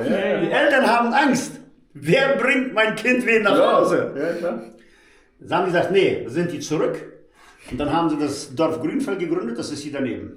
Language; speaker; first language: German; early bilingual, heritage; German